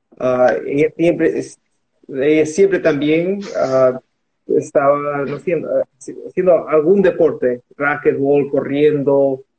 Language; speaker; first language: Spanish; early bilingual, heritage; Spanish